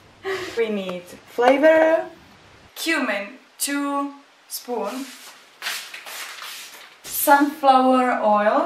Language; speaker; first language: English; non-native, learner; Czech